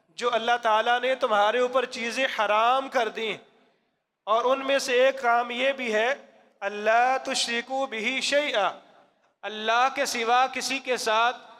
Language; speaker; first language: Urdu; non-native, local second language; Punjabi